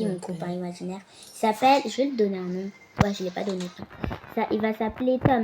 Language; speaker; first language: French; native; French